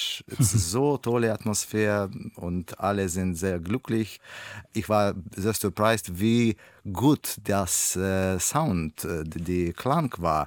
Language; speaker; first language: German; non-native, fluent; Russian